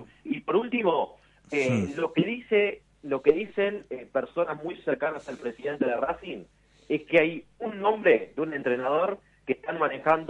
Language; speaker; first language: Spanish; native; Spanish